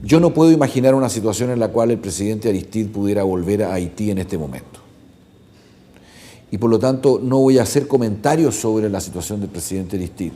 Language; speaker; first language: Spanish; native; Spanish